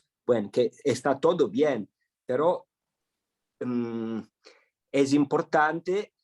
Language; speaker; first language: Spanish; non-native, fluent; Italian